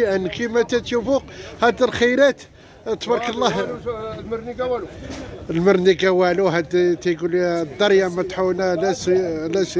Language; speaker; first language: Arabic; native; Arabic